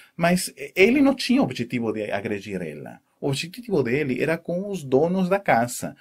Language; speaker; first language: Portuguese; non-native, fluent; Spanish